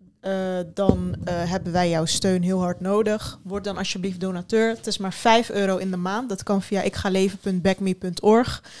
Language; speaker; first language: Dutch; early bilingual, other home language; Turkish